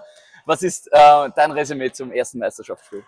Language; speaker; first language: German; native; German